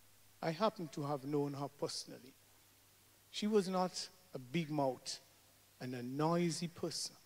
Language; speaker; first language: English; native; English